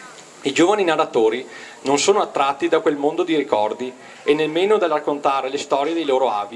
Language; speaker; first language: Italian; native; Italian